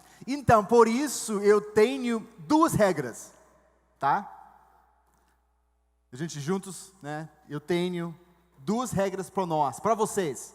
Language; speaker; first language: Portuguese; non-native, fluent; English